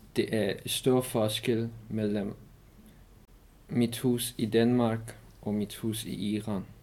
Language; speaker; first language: Danish; non-native, learner; Persian